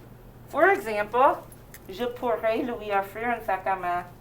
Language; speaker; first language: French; non-native, fluent; English